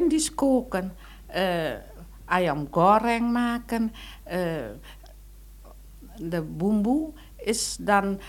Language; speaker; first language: Dutch; non-native, local second language; Indonesian